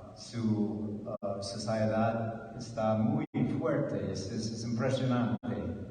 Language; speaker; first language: Spanish; non-native, learner; English